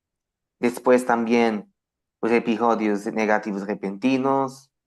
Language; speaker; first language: Spanish; non-native, fluent; Portuguese